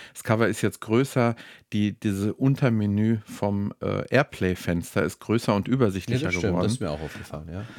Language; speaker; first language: German; native; German